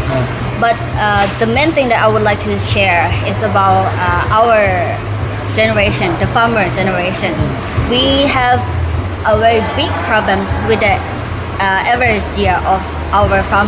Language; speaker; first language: English; non-native, learner; Thai